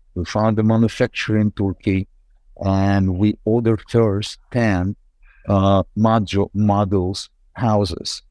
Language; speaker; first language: English; non-native, fluent; Ukrainian